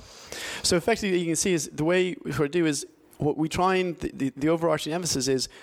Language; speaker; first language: English; native; English